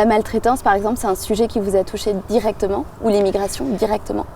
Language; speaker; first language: French; native; French